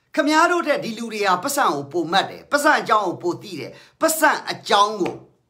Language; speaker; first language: Burmese; native; Burmese